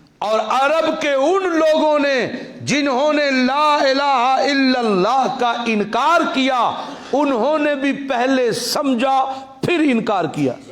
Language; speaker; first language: Urdu; non-native, local second language; Punjabi